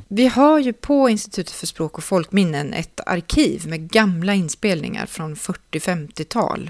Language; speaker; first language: Swedish; native; Swedish